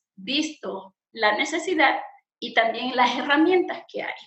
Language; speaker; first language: Spanish; native; Spanish